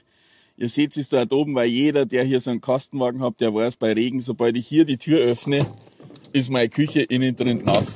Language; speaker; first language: German; native; German